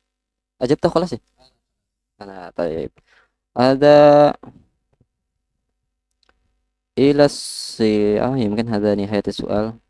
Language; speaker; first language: Arabic; non-native, learner; Indonesian